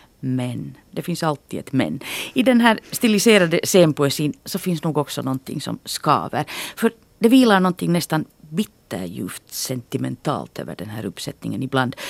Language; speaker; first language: Swedish; native; Swedish